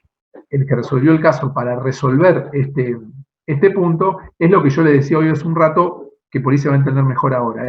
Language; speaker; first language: Spanish; native; Spanish